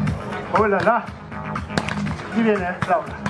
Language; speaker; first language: French; non-native, learner; Italian